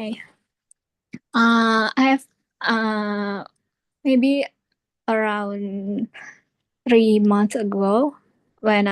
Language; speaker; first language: English; non-native, learner; Indonesian